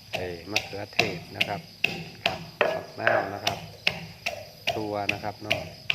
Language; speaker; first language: Thai; native; Thai